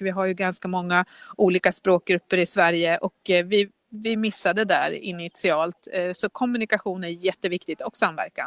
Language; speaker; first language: Swedish; native; Swedish